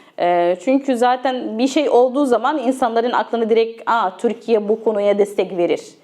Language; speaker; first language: Turkish; non-native, fluent; Arabic